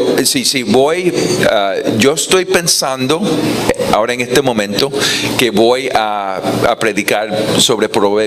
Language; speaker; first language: Spanish; non-native, fluent; English